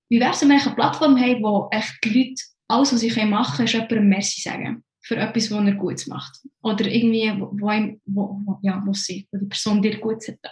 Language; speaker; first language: German; early bilingual, other home language; Arabic